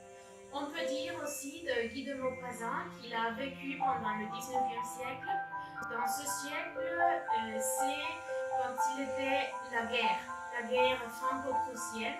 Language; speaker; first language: French; non-native, learner; Spanish